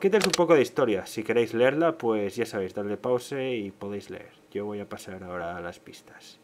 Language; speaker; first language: Spanish; native; Spanish